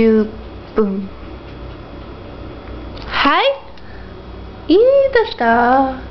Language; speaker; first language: Japanese; non-native, learner; English